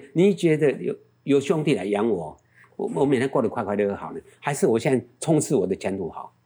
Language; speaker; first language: Chinese; native; Chinese